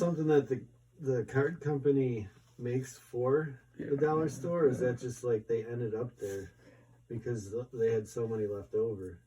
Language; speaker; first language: English; native; English